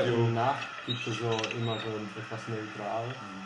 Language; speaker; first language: German; non-native, learner; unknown